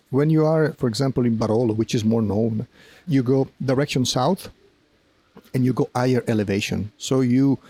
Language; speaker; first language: English; non-native, fluent; Italian